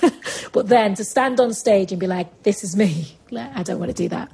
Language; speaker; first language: English; native; English